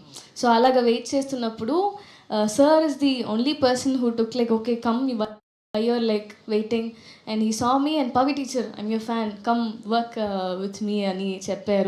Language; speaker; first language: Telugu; non-native, fluent; Tamil